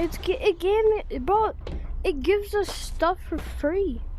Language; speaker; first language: English; native; English